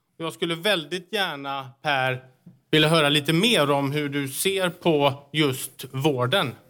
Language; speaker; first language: Swedish; native; Swedish